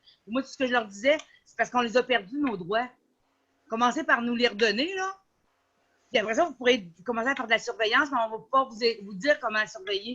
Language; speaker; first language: French; native; French